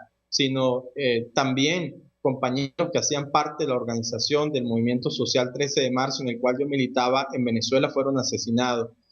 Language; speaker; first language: Spanish; native; Spanish